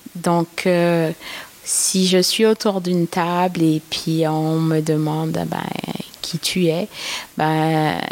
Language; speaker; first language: French; native; French